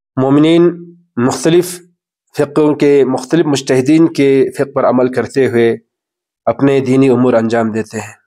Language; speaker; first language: Urdu; non-native, local second language; Balti